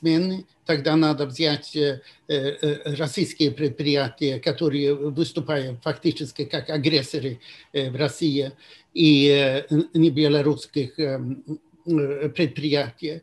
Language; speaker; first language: Russian; non-native, fluent; Swedish